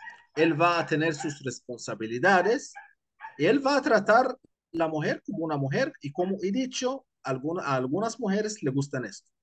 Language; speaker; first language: Spanish; non-native, fluent; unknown